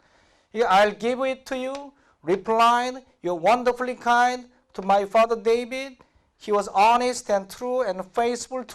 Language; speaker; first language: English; non-native, fluent; Korean